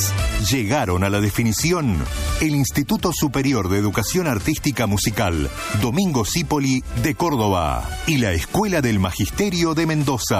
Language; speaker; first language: Spanish; native; Spanish